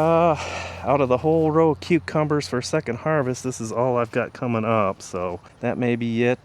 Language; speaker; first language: English; native; English